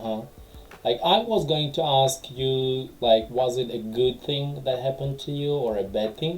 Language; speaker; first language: English; non-native, fluent; Tajik